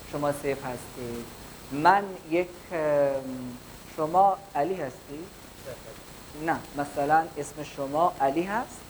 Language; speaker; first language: Persian; non-native, fluent; Urdu